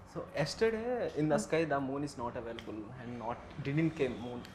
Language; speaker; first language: Telugu; native; Telugu